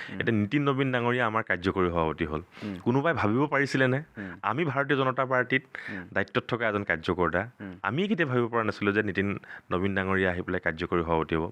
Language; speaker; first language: Assamese; native; Assamese